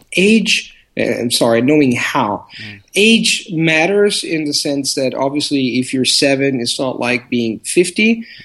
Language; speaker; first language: English; non-native, fluent; Italian